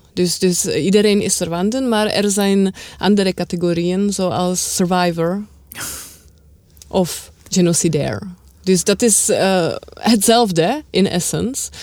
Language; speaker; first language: Dutch; non-native, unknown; Czech